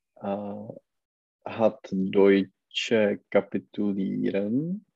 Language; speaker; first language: German; non-native, learner; Czech